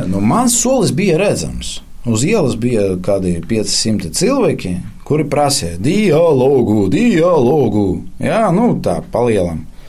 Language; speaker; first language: Latvian; non-native, local second language; Russian